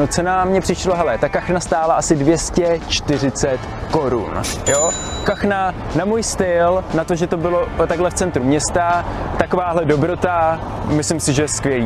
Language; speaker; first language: Czech; native; Czech